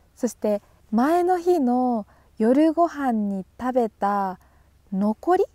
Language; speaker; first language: Japanese; native; Japanese